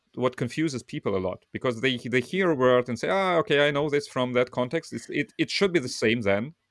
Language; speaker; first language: English; non-native, fluent; Russian